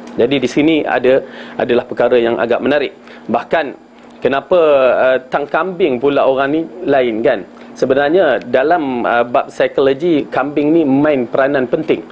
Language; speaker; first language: Malay; native; Malay